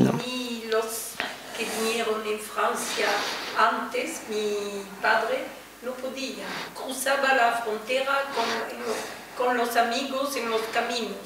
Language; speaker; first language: Spanish; early bilingual, heritage; French